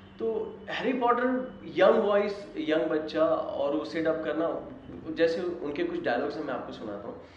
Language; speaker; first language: Hindi; non-native, local second language; Gujarati